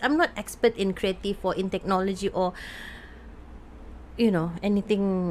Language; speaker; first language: English; non-native, local second language; Malay